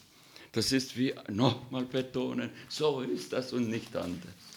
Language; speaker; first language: German; non-native, learner; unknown